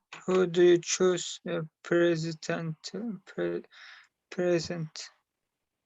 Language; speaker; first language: English; non-native, learner; Turkish